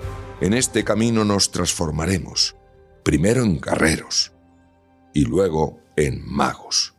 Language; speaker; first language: Spanish; native; Spanish